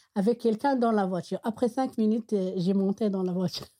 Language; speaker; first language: French; non-native, local second language; Arabic